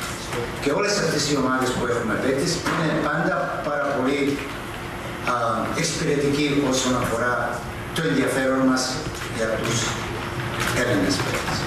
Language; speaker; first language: Greek; non-native, fluent; Serbian